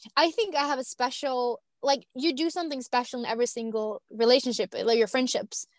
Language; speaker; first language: English; non-native, fluent; Swedish